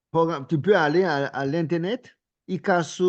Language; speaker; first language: French; non-native, fluent; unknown